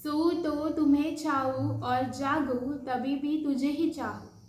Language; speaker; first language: Hindi; non-native, local second language; Marathi